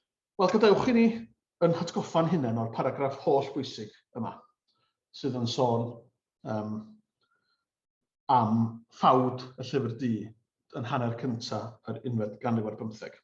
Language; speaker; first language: Welsh; native; Welsh